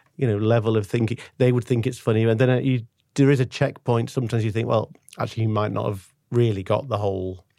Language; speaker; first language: English; native; English